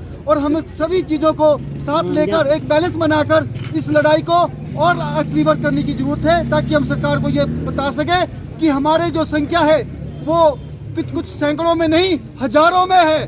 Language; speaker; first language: Hindi; native; Hindi